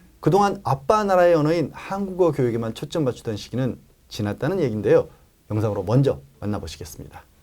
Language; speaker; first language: Korean; native; Korean